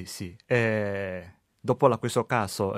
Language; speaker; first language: Italian; non-native, learner; Chinese